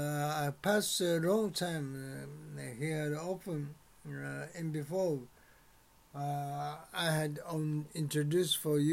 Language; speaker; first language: English; non-native, learner; Japanese